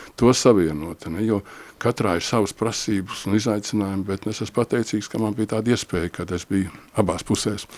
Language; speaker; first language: Latvian; native; Latvian